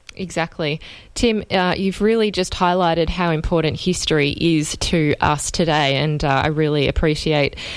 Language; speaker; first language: English; native; English